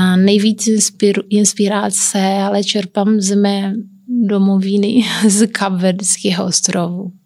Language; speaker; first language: Czech; non-native, learner; Kabuverdianu